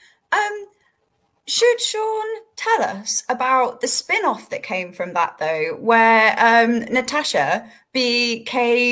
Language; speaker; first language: English; native; English